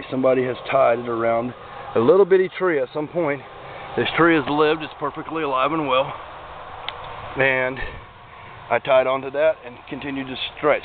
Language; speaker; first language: English; native; English